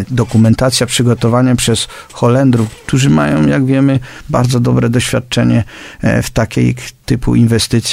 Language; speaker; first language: Polish; native; Polish